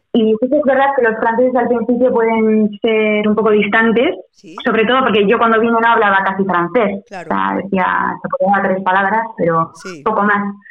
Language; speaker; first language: Spanish; non-native, local second language; Basque